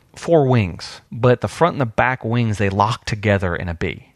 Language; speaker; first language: English; native; English